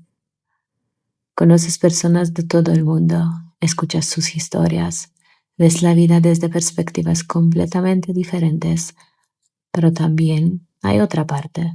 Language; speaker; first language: Spanish; non-native, fluent; Polish